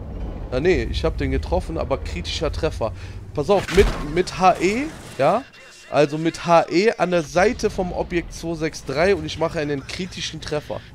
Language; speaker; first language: German; native; German